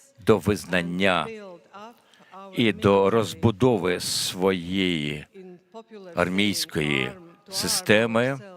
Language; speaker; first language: Ukrainian; non-native, fluent; Latvian